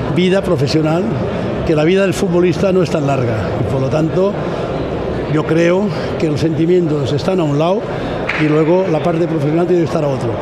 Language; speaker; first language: Spanish; non-native, local second language; Catalan